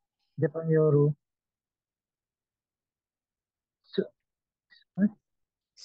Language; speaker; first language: Japanese; non-native, learner; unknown